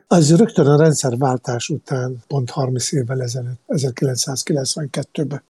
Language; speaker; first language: Hungarian; non-native, fluent; Arabic